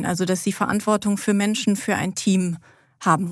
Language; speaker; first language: German; native; German